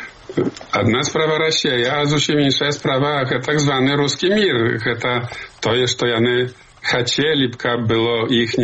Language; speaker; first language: Polish; non-native, learner; Belarusian